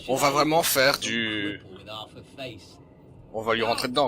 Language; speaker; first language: French; native; French